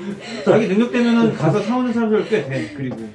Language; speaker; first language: Korean; native; Korean